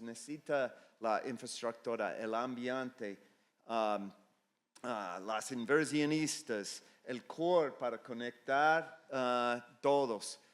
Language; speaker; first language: Spanish; non-native, fluent; English